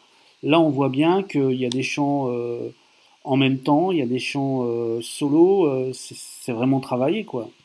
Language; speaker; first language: French; native; French